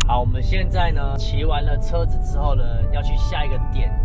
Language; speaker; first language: Chinese; native; Chinese